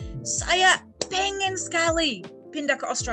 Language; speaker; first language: Indonesian; non-native, fluent; English